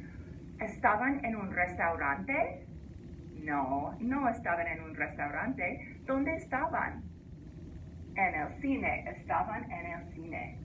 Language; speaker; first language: Spanish; non-native, fluent; English